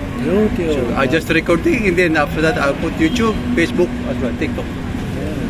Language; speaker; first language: English; non-native, local second language; Filipino